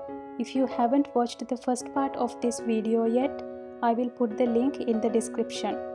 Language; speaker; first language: English; non-native, fluent; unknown